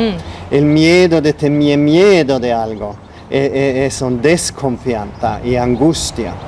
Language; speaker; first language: Spanish; non-native, learner; Swedish